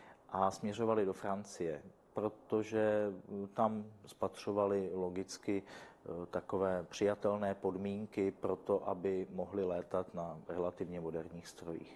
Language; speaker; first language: Czech; native; Czech